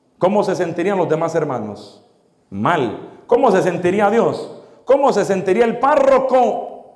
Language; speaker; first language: Spanish; native; Spanish